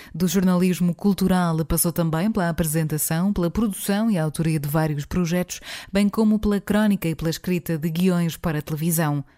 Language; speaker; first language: Portuguese; native; Portuguese